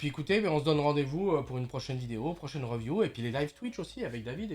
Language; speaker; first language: French; native; French